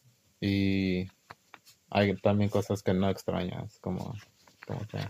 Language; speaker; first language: Spanish; early bilingual, heritage; English